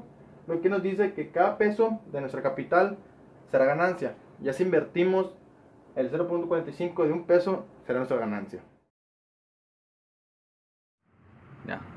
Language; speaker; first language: Spanish; native; Spanish